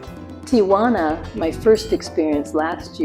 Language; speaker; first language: English; native; English